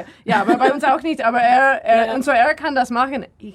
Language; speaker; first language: German; non-native, learner; English